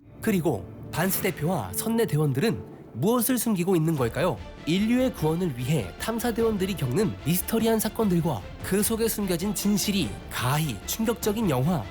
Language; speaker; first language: Korean; native; Korean